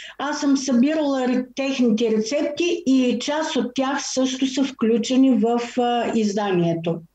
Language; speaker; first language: Bulgarian; native; Bulgarian